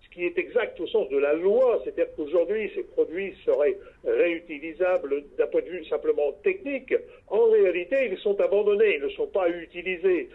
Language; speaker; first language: French; native; French